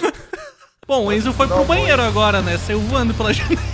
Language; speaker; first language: Portuguese; native; Portuguese